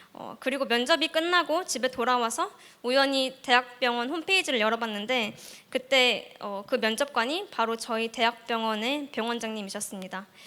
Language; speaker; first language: Korean; early bilingual, heritage; Korean